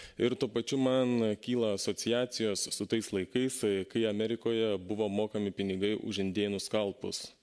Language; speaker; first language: Lithuanian; native; Lithuanian